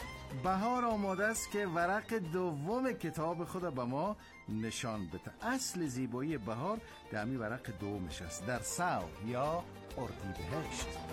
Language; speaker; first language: Persian; native; Persian